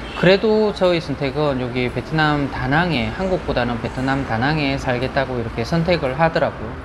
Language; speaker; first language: Korean; native; Korean